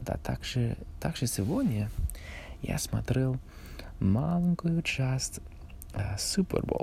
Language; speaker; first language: Russian; non-native, learner; English